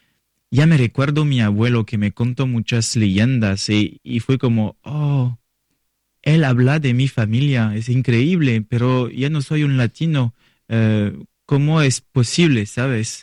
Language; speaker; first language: Spanish; non-native, learner; French